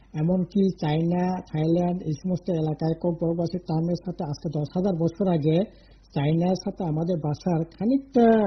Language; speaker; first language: Bangla; non-native, local second language; Kok Borok